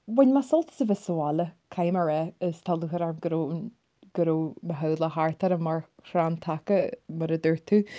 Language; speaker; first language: Irish; native; Irish